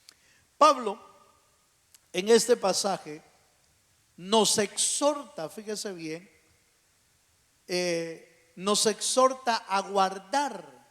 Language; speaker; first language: Spanish; native; Spanish